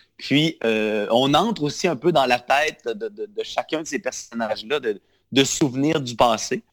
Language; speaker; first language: French; native; French